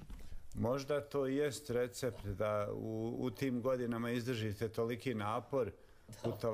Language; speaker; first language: Serbian; native; Serbian